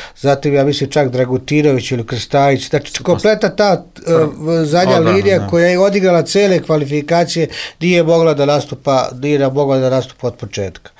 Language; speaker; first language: Serbian; native; Serbian